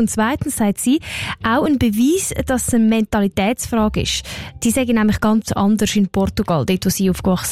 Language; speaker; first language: German; native; German